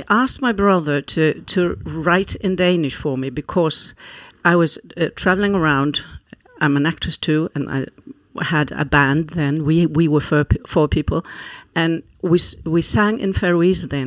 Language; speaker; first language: English; non-native, fluent; Faroese